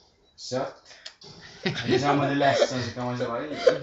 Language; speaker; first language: Swedish; native; Swedish